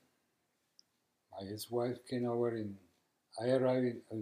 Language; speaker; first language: English; non-native, learner; Spanish